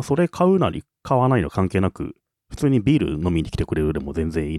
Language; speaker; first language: Japanese; native; Japanese